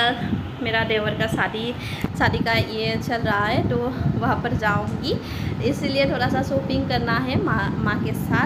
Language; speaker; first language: Hindi; non-native, local second language; Assamese